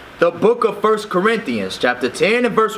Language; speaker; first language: English; native; English